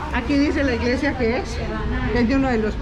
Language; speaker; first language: Spanish; native; Spanish